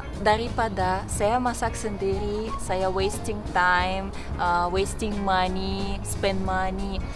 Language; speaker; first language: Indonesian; non-native, fluent; Russian